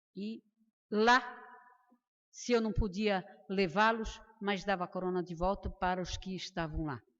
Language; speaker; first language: Portuguese; native; Portuguese